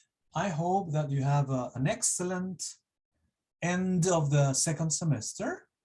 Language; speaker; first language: English; non-native, fluent; Spanish